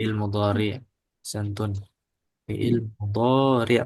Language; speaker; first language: Arabic; non-native, fluent; Indonesian